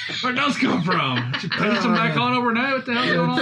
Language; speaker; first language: English; native; English